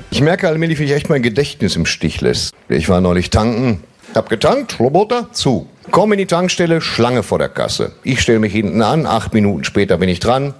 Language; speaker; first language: German; native; German